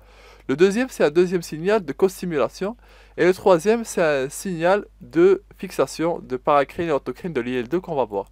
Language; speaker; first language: French; non-native, local second language; Arabic